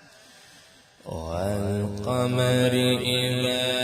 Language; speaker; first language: Arabic; native; Arabic